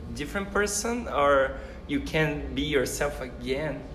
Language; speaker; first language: English; non-native, fluent; Portuguese